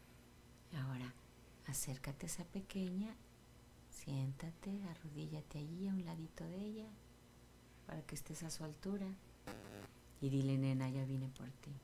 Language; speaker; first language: Spanish; native; Spanish